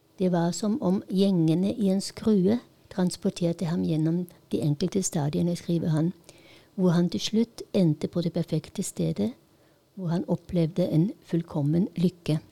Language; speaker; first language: Norwegian; non-native, fluent; Polish